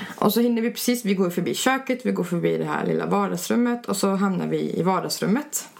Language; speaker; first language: Swedish; early bilingual, other home language; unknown